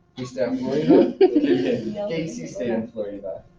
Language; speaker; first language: Spanish; non-native, fluent; English